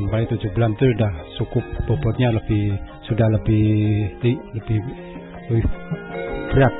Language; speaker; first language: Indonesian; non-native, local second language; Javanese